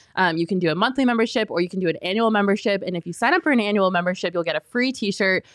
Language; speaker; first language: English; native; English